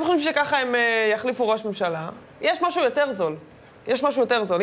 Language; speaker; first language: Hebrew; native; Hebrew